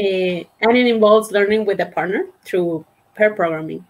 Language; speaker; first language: English; non-native, fluent; Spanish